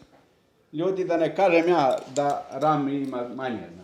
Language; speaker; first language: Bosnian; early bilingual, heritage; Serbian